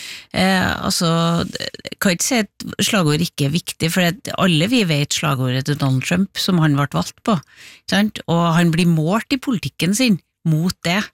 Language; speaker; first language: Norwegian; native; Norwegian